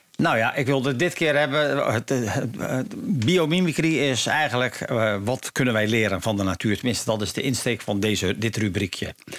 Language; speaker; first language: Dutch; native; Dutch